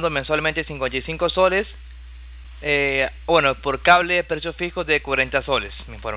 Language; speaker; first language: Spanish; native; Spanish